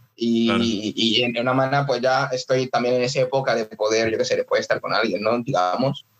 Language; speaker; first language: Spanish; early bilingual, other home language; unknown